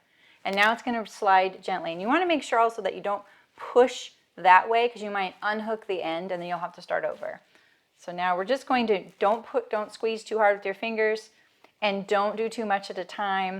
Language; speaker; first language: English; native; English